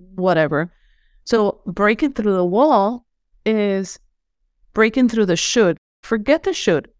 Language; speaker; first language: English; non-native, fluent; Spanish